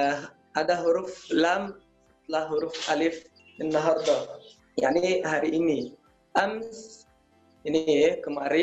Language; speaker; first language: Indonesian; non-native, learner; Arabic